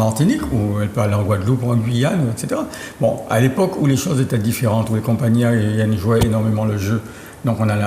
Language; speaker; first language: French; native; French